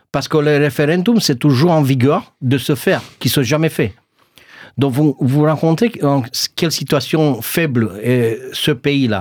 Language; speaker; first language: French; non-native, fluent; Romanian